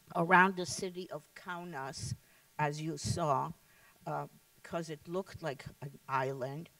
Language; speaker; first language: English; early bilingual, other home language; Lithuanian